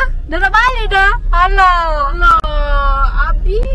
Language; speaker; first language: Malay; native; Malay